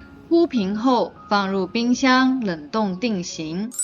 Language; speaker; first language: Chinese; native; Chinese